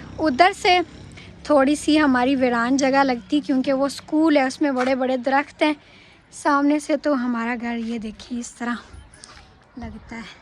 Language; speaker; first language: Urdu; non-native, local second language; Punjabi